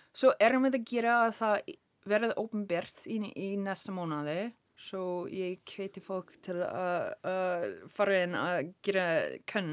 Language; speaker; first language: Icelandic; non-native, learner; English